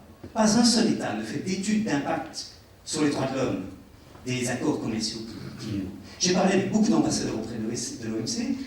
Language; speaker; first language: French; native; French